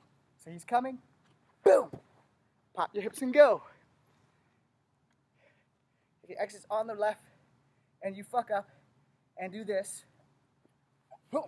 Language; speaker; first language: English; native; English